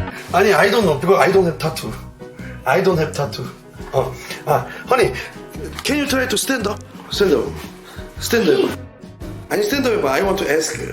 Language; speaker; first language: English; non-native, learner; Korean